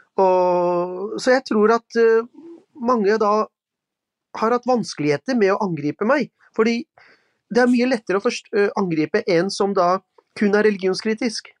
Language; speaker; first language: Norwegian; early bilingual, other home language; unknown